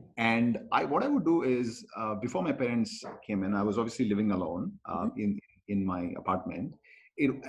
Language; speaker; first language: English; non-native, local second language; Kannada